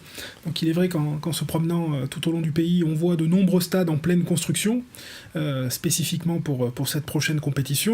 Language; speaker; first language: French; native; French